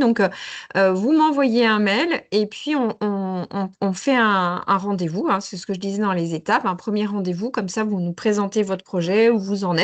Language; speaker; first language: French; native; French